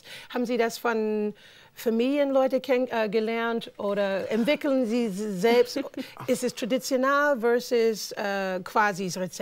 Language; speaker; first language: German; non-native, fluent; English